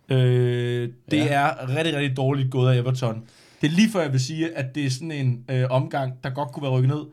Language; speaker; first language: Danish; native; Danish